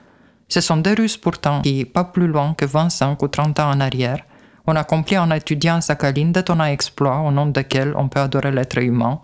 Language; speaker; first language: French; native; French